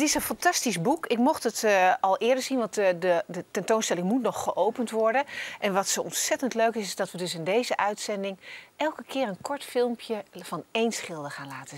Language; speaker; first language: Dutch; native; Dutch